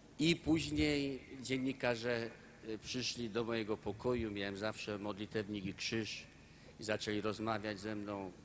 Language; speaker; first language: Polish; native; Polish